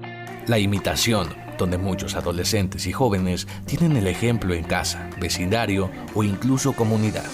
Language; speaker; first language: Spanish; native; Spanish